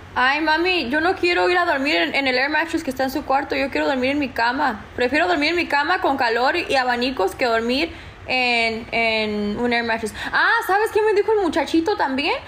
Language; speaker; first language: Spanish; early bilingual, heritage; Spanish